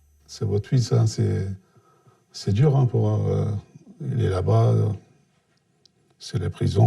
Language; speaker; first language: French; non-native, learner; Turkish